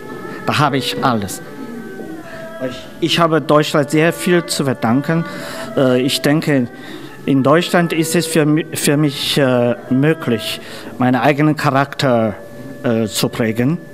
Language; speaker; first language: German; non-native, fluent; Chinese